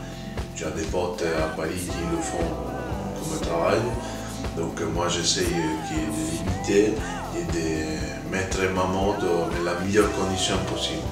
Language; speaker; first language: French; non-native, fluent; Italian